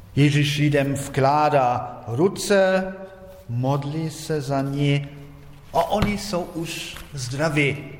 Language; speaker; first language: Czech; non-native, fluent; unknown